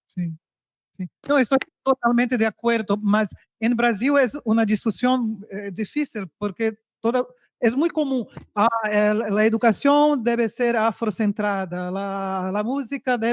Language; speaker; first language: Spanish; non-native, learner; Portuguese